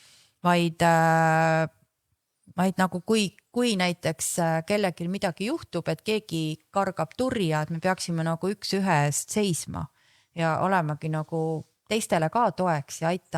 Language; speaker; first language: Estonian; native; Estonian